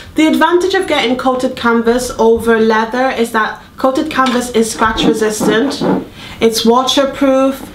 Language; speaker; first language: English; native; English